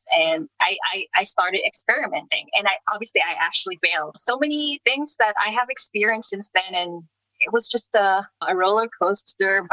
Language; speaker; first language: English; non-native, local second language; Filipino